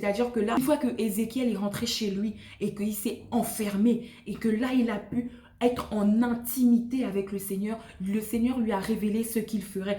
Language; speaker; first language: French; native; French